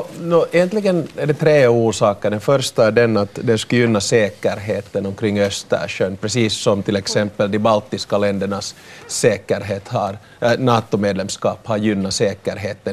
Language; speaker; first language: Swedish; native; Swedish